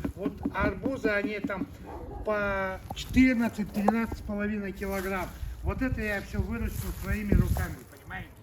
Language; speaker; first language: Russian; non-native, local second language; Tuvinian